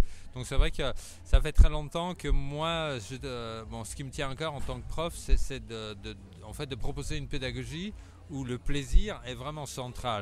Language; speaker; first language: French; native; French